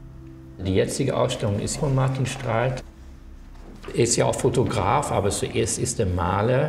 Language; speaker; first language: German; non-native, fluent; Swedish